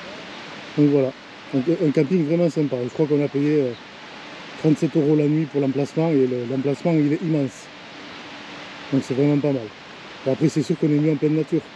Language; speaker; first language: French; native; French